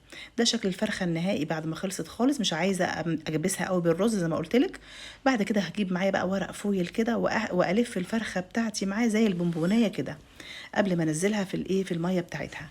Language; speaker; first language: Arabic; native; Arabic